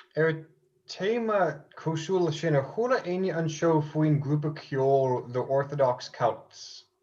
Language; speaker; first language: Irish; non-native, fluent; English